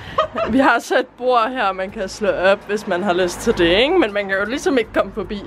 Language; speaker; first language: Danish; native; Danish